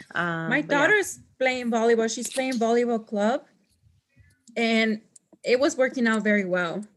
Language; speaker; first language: English; non-native, fluent; Spanish